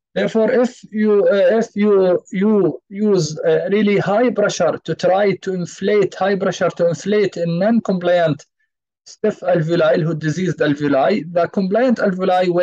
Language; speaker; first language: English; non-native, fluent; Arabic